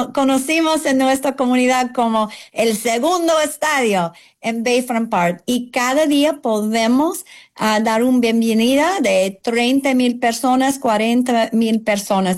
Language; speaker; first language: Spanish; non-native, fluent; English